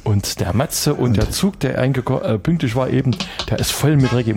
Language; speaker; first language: German; native; German